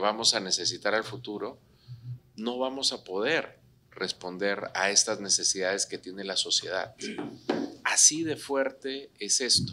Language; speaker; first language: Spanish; native; Spanish